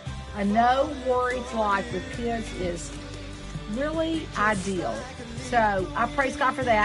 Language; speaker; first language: English; native; English